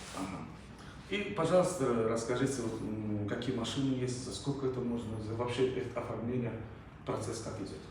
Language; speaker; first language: Russian; non-native, fluent; Azerbaijani